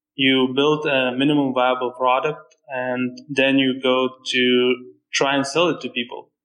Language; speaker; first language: English; non-native, fluent; Lithuanian